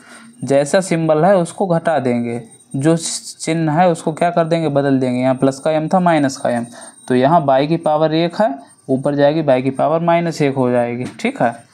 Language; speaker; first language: Hindi; native; Hindi